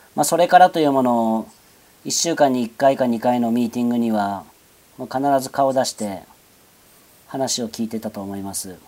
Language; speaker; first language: Japanese; native; Japanese